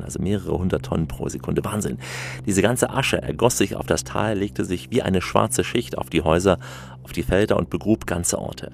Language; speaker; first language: German; native; German